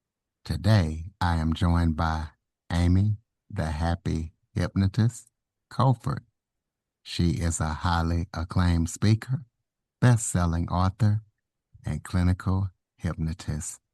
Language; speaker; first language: English; native; English